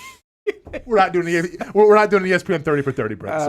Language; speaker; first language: English; native; English